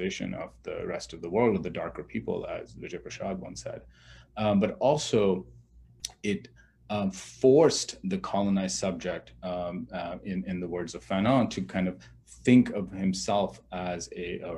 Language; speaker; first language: English; non-native, local second language; Urdu